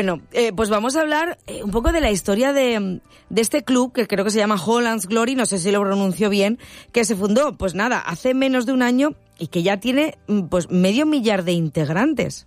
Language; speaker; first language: Spanish; native; Spanish